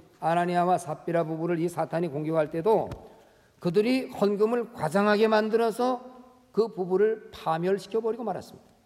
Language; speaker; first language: Korean; native; Korean